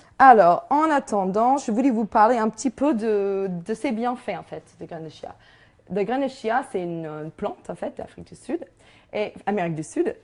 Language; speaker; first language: French; non-native, fluent; English